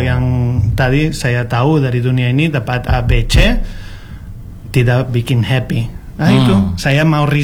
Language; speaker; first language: Indonesian; non-native, learner; Spanish